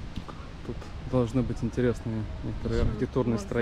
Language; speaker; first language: Russian; native; Russian